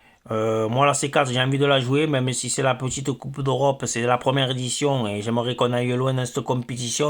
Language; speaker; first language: French; native; French